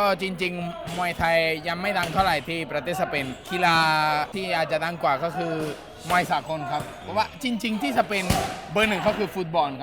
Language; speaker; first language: Thai; non-native, fluent; Spanish